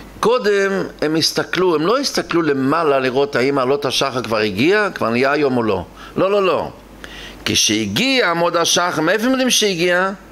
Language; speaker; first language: Hebrew; non-native, local second language; Yiddish